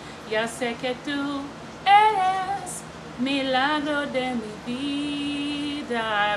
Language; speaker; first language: Spanish; early bilingual, heritage; Spanish